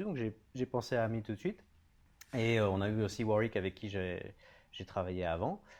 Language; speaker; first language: French; native; French